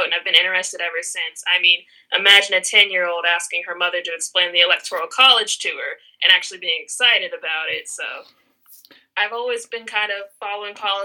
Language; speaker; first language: English; native; English